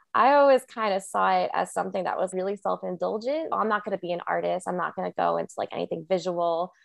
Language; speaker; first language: English; native; English